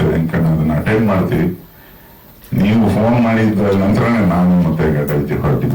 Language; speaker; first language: Kannada; native; Kannada